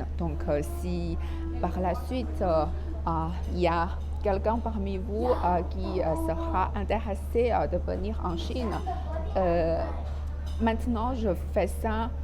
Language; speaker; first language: French; non-native, fluent; Chinese